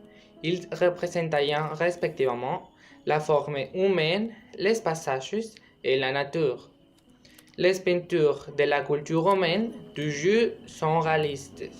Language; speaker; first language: French; non-native, learner; Spanish